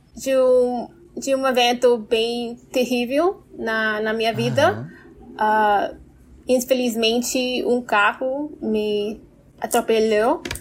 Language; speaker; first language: Portuguese; non-native, fluent; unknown